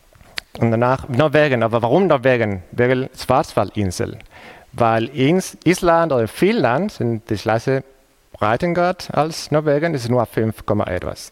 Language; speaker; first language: German; non-native, fluent; Spanish